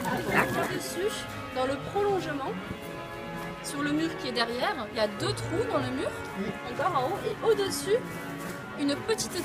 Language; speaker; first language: French; native; French